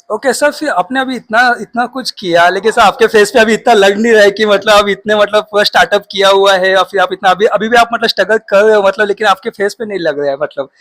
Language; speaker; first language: Hindi; non-native, local second language; Marathi